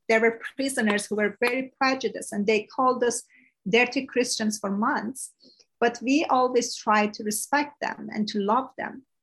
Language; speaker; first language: English; non-native, fluent; Persian